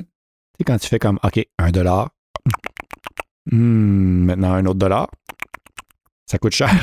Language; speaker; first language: French; early bilingual, heritage; French